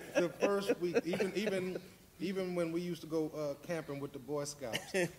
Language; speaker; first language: English; native; English